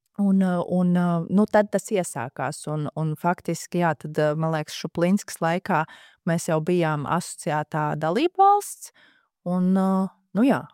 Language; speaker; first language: Latvian; native; Latvian